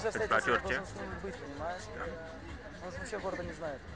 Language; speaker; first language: Romanian; non-native, learner; Russian